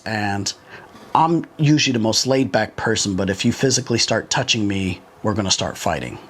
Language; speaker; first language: English; native; English